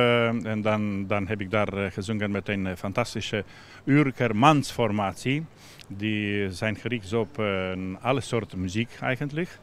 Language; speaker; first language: Dutch; non-native, fluent; Romanian